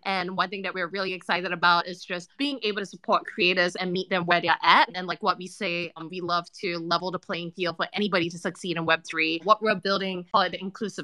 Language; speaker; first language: English; native; English